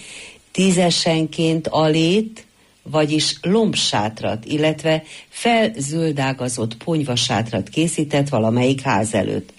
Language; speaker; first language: Hungarian; native; Hungarian